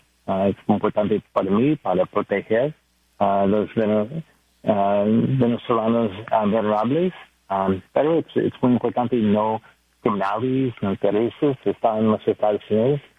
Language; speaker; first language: Spanish; non-native, learner; English